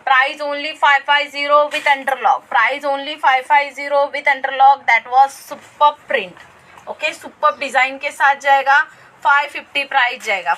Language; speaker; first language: Hindi; non-native, local second language; Marathi